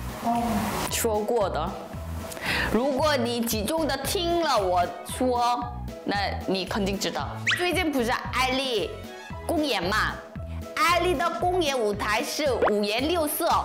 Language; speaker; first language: Chinese; non-native, learner; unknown